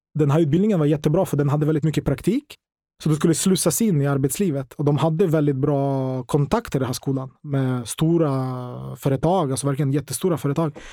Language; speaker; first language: Swedish; non-native, fluent; Ukrainian